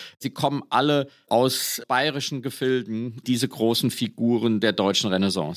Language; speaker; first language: German; native; German